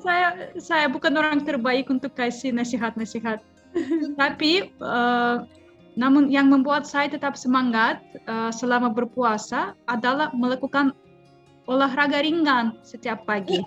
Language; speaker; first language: Indonesian; non-native, fluent; Russian